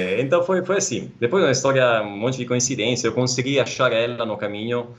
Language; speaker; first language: Portuguese; non-native, fluent; Italian